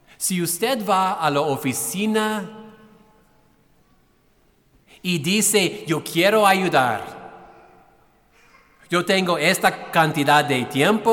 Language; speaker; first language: Spanish; non-native, fluent; English